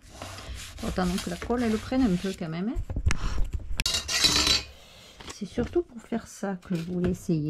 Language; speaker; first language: French; native; French